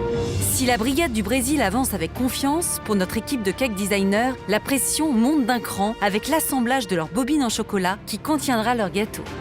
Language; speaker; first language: French; native; French